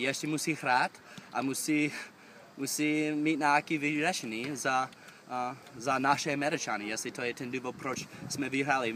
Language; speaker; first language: Czech; non-native, fluent; English